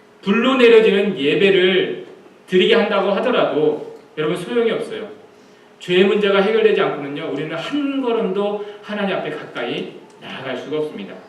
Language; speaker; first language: Korean; native; Korean